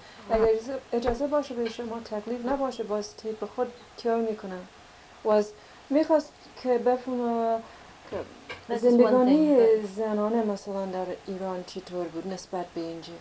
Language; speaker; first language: Persian; non-native, fluent; English